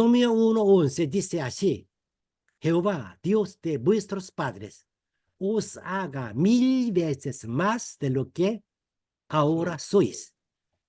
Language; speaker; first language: Spanish; non-native, fluent; Korean